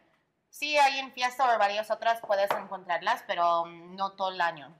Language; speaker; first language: Spanish; early bilingual, heritage; Spanish